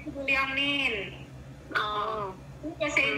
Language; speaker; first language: Cantonese; non-native, learner; Indonesian